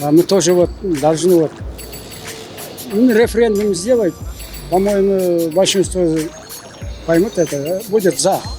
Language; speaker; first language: Russian; non-native, local second language; Kyrgyz